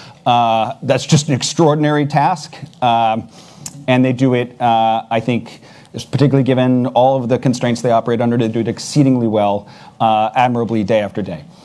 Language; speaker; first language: English; native; English